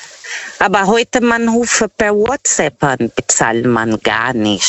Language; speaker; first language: German; non-native, fluent; Portuguese